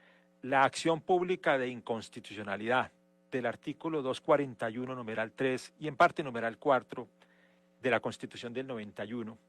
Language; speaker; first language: Spanish; native; Spanish